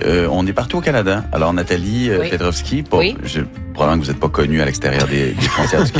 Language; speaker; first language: French; native; French